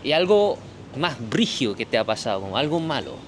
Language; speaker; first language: Spanish; non-native, learner; Indonesian